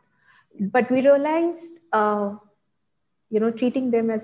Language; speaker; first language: English; non-native, local second language; Gujarati